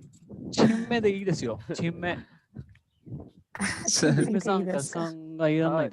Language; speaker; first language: Japanese; non-native, learner; Hindi